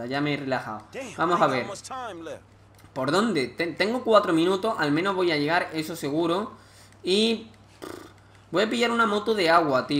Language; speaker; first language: Spanish; native; Spanish